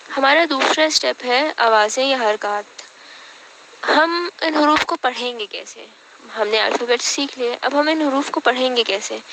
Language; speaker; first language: Urdu; native; Urdu